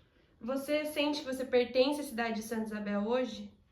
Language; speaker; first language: Portuguese; native; Portuguese